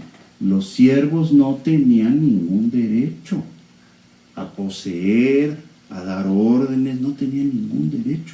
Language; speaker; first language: Spanish; native; Spanish